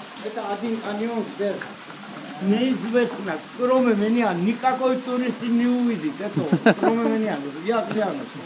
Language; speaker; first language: Russian; non-native, learner; Georgian